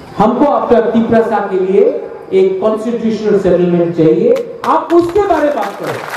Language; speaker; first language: Hindi; non-native, local second language; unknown